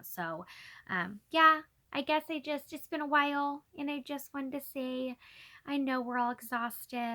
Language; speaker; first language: English; native; English